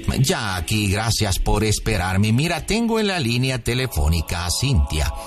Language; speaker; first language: Spanish; native; Spanish